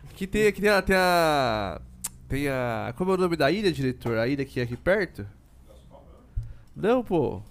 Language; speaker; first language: Portuguese; native; Portuguese